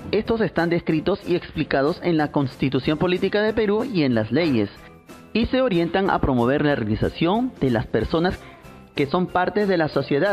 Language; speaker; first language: Spanish; native; Spanish